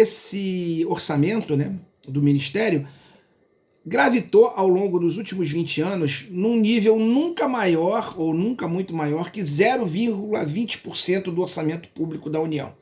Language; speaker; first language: Portuguese; native; Portuguese